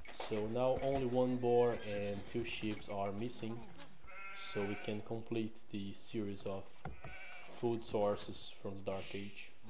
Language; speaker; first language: English; non-native, fluent; Portuguese